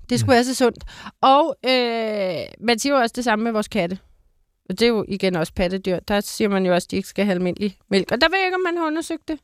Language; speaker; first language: Danish; native; Danish